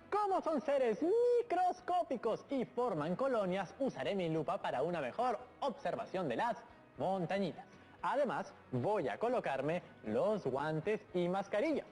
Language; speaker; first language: Spanish; native; Spanish